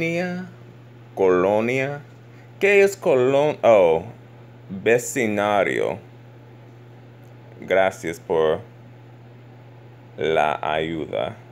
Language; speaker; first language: Spanish; non-native, learner; English